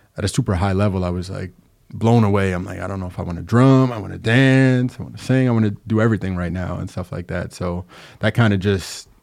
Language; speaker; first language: English; native; English